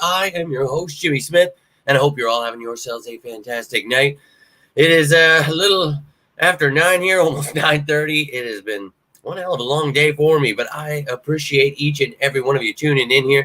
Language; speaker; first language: English; native; English